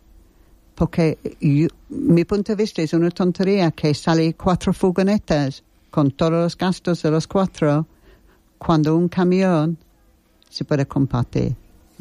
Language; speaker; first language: Spanish; non-native, fluent; English